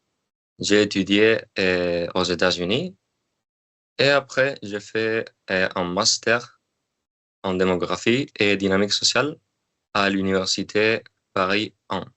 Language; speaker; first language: French; non-native, learner; Spanish